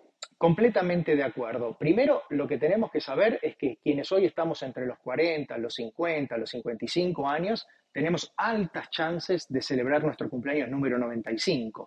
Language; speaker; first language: Spanish; native; Spanish